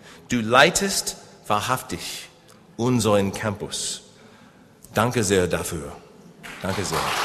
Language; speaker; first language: German; non-native, learner; English